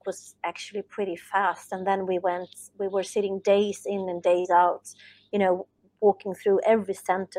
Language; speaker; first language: English; non-native, fluent; Swedish